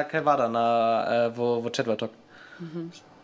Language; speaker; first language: Macedonian; non-native, learner; German